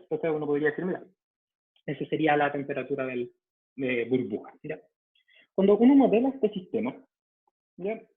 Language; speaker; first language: Spanish; native; Spanish